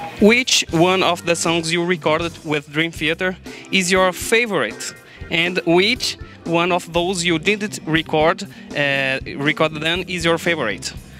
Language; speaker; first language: English; non-native, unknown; Portuguese